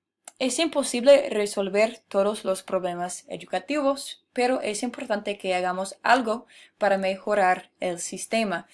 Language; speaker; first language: Spanish; non-native, fluent; English